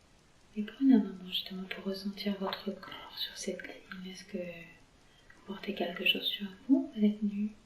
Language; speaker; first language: French; native; French